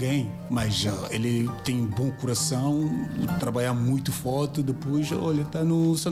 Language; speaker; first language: Portuguese; non-native, learner; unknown